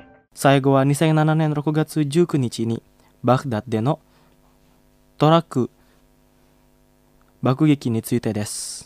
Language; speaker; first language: Japanese; non-native, fluent; Indonesian